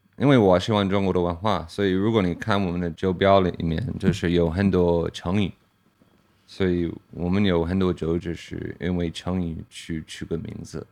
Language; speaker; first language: Chinese; non-native, fluent; English